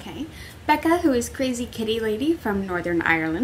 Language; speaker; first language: English; native; English